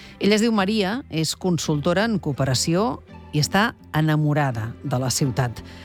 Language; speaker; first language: Catalan; native; Catalan